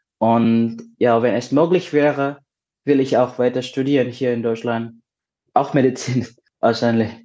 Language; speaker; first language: German; non-native, learner; Indonesian